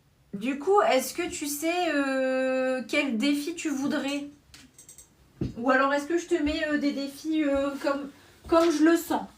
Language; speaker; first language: French; native; French